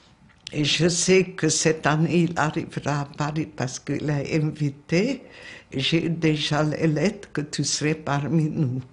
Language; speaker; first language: French; non-native, fluent; Hungarian